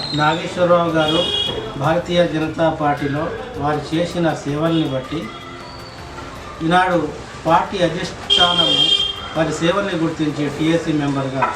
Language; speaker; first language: Telugu; native; Telugu